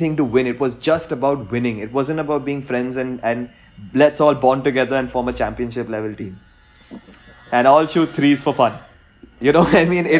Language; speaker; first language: English; non-native, local second language; Hindi